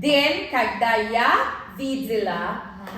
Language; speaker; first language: Russian; non-native, learner; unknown